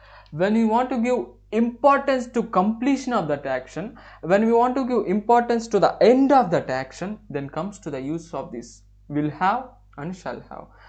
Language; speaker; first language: English; non-native, local second language; Telugu